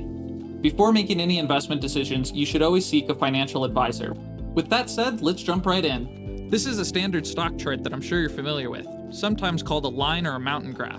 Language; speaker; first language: English; native; English